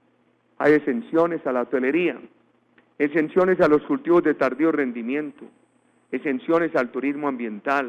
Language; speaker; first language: Spanish; native; Spanish